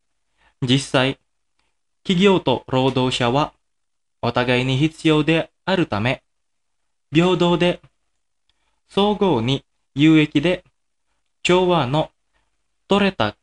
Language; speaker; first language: Japanese; non-native, fluent; Indonesian